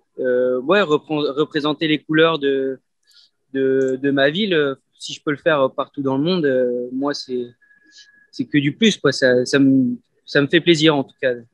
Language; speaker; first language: French; native; French